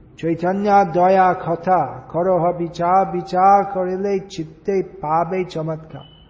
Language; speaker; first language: Hindi; non-native, fluent; English